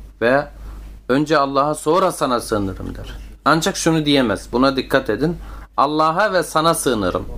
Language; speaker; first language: Turkish; native; Turkish